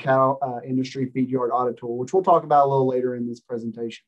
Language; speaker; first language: English; native; English